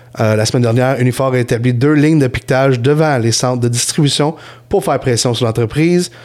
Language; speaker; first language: French; native; French